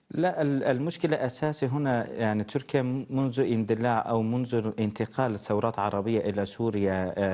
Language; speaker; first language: Arabic; non-native, fluent; Turkish